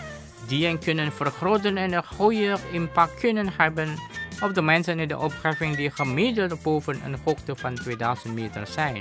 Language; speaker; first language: Dutch; non-native, fluent; Indonesian